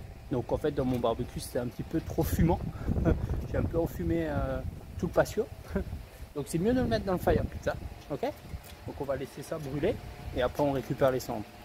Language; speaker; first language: French; native; French